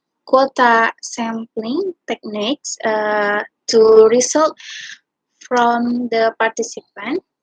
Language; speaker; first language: English; non-native, learner; Indonesian